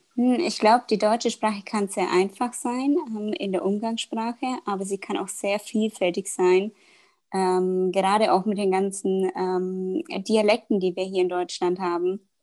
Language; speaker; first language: German; native; German